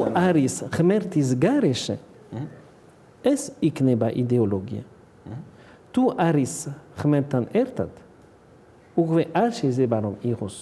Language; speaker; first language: Georgian; non-native, learner; French